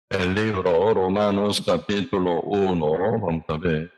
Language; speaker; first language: Spanish; non-native, learner; Korean